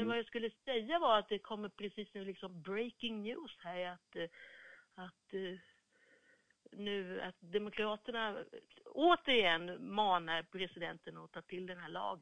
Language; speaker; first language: Swedish; native; Swedish